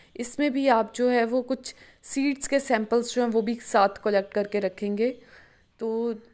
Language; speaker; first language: Urdu; non-native, local second language; Punjabi